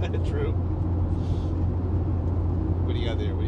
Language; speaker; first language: English; native; English